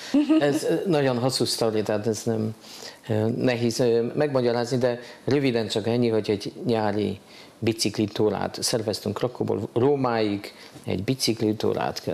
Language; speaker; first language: Hungarian; non-native, fluent; Polish